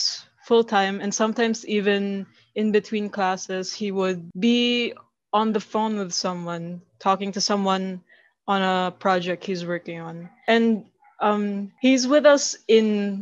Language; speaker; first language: English; non-native, local second language; Filipino